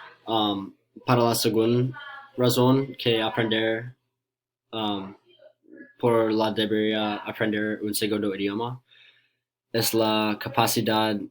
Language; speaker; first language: Spanish; non-native, learner; English